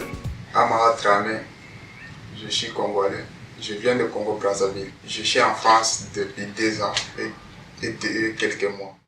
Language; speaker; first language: French; non-native, learner; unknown